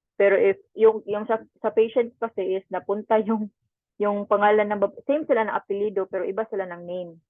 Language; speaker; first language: Filipino; non-native, local second language; Cebuano